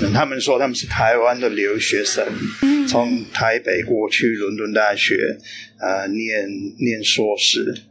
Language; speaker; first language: Chinese; non-native, fluent; English